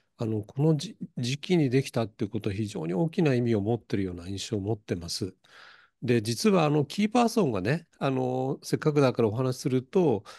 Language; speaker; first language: Japanese; native; Japanese